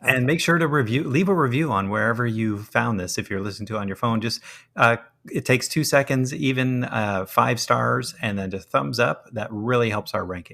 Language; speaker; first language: English; native; English